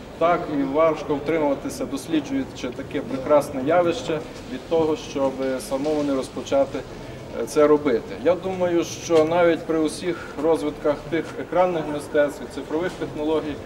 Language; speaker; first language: Ukrainian; native; Ukrainian